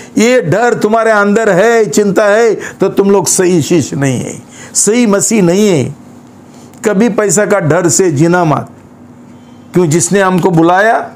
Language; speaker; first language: Hindi; non-native, local second language; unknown